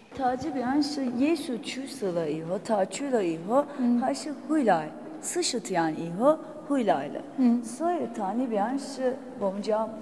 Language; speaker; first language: Chinese; non-native, fluent; Turkish